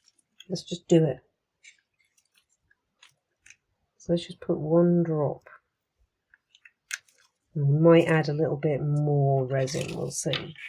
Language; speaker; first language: English; native; English